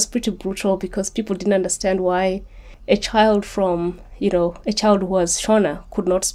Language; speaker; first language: English; non-native, local second language; Shona